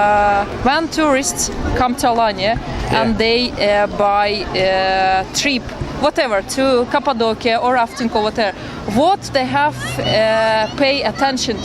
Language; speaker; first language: English; non-native, fluent; Russian